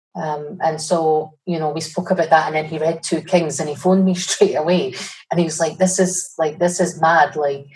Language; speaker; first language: English; native; English